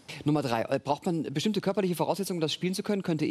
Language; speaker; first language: German; native; German